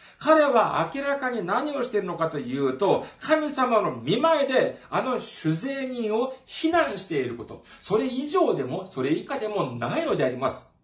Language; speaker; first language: Japanese; non-native, fluent; Korean